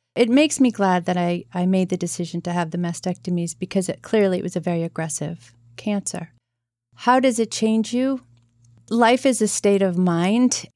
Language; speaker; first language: English; native; English